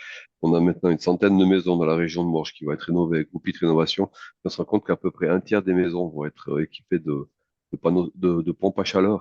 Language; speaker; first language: French; native; French